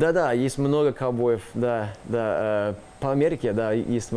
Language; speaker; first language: Russian; non-native, learner; English